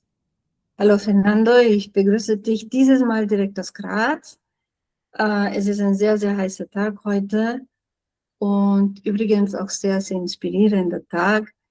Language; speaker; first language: German; non-native, fluent; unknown